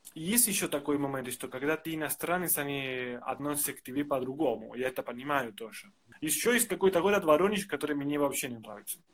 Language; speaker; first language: Russian; non-native, fluent; Spanish